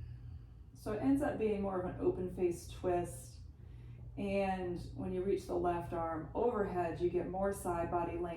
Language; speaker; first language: English; native; English